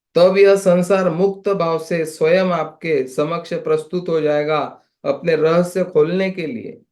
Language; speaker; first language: Hindi; non-native, local second language; Marathi